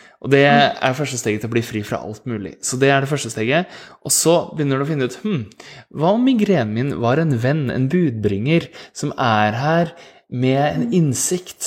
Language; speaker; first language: Norwegian; native; Norwegian